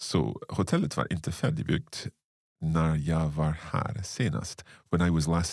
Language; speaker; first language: Swedish; non-native, learner; English